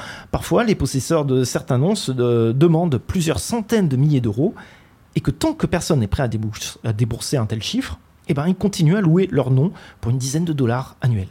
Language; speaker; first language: French; native; French